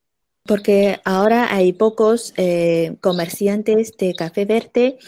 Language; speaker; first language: Spanish; non-native, fluent; Chinese